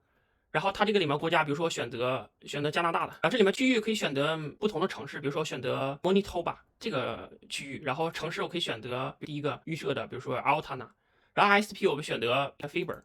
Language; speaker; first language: Chinese; native; Chinese